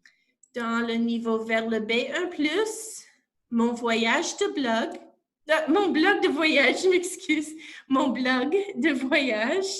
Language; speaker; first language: French; non-native, local second language; English